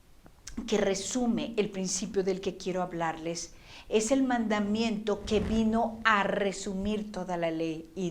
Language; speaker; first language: Spanish; native; Spanish